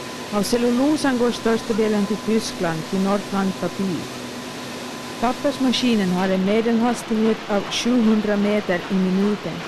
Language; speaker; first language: Swedish; native; Swedish